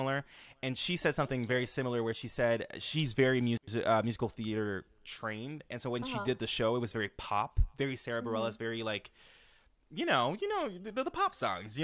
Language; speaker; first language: English; non-native, fluent; French